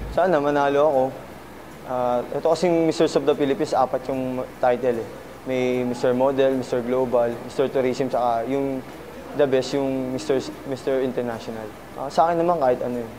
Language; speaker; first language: Filipino; native; Filipino